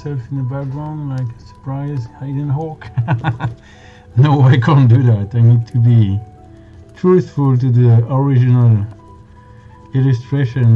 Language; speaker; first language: English; non-native, fluent; French